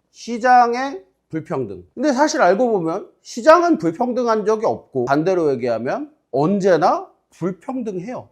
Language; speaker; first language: Korean; native; Korean